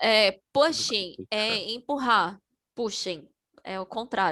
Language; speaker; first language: Portuguese; native; Portuguese